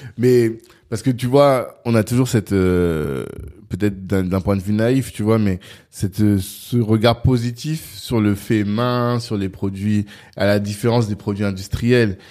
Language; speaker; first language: French; native; French